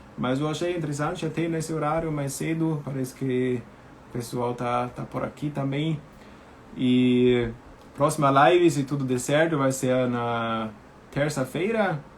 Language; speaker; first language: Portuguese; non-native, fluent; German